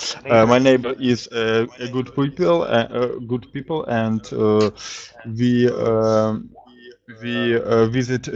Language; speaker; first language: English; non-native, learner; Russian